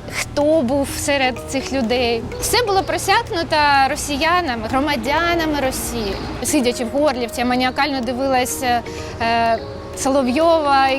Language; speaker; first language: Ukrainian; non-native, local second language; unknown